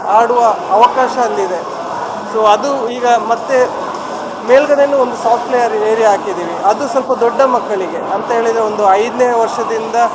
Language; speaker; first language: Kannada; native; Kannada